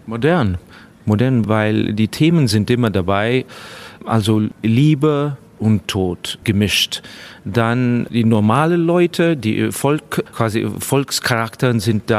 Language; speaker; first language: German; non-native, fluent; Estonian